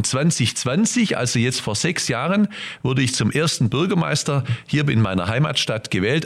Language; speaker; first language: German; native; German